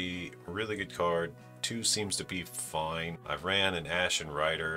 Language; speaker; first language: English; native; English